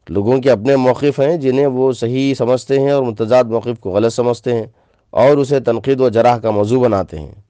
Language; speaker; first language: Urdu; native; Urdu